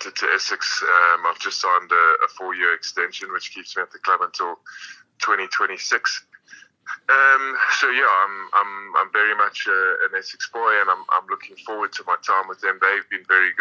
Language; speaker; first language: English; native; English